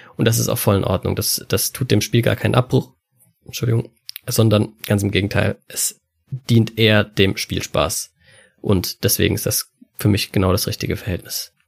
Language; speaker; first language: German; native; German